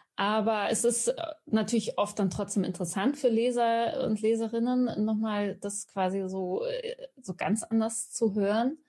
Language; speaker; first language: German; early bilingual, other home language; Persian